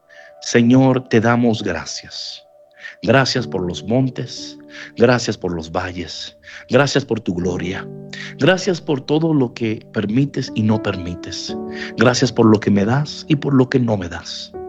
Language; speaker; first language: Spanish; native; Spanish